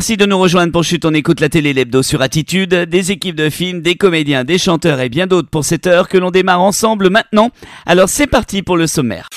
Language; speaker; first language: French; native; French